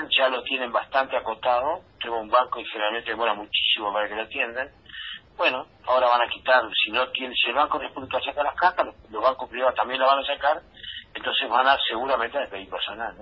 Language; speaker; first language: Spanish; native; Spanish